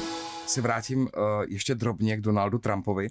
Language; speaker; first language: Czech; native; Czech